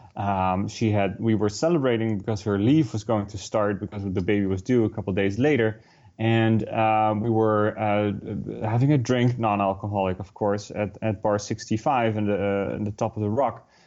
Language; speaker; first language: English; non-native, fluent; Dutch